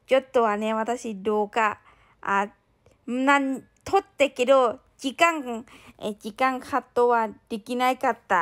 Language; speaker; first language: Japanese; non-native, learner; Thai